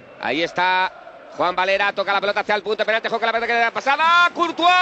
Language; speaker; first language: Spanish; native; Spanish